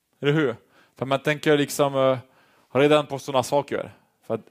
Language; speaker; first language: Swedish; non-native, fluent; French